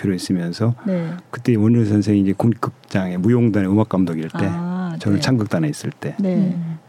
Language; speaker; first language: Korean; native; Korean